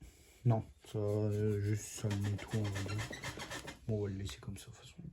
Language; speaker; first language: French; native; French